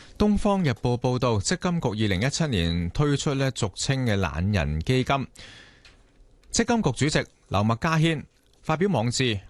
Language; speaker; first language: Cantonese; native; Cantonese